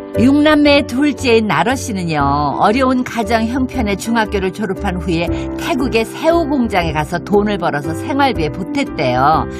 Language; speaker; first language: Korean; native; Korean